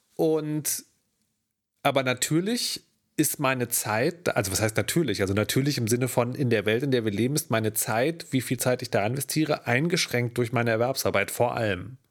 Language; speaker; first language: German; native; German